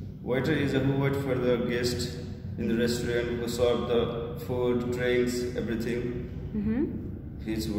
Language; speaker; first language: English; non-native, learner; Nepali